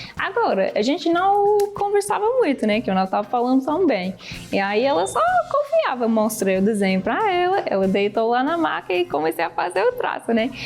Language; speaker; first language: Portuguese; non-native, fluent; English